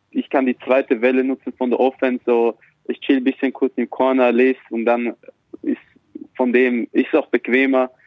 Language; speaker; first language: German; native; German